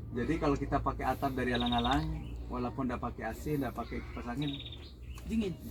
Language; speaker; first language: Indonesian; non-native, local second language; Sasak